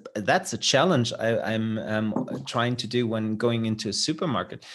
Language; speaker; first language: English; non-native, fluent; German